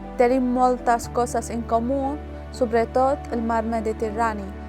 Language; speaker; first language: Catalan; non-native, learner; Arabic